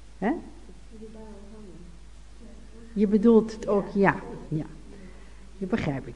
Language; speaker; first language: Dutch; native; Dutch